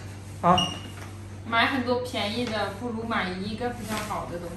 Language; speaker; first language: Chinese; non-native, fluent; Italian